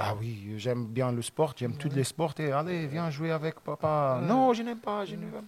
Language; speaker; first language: French; non-native, learner; Portuguese